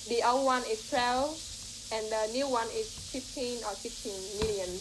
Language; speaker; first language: English; non-native, fluent; Vietnamese